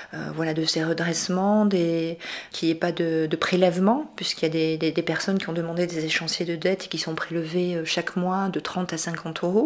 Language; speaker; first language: French; native; French